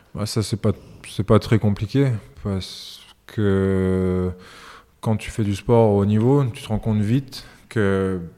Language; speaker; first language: French; early bilingual, other home language; Serbian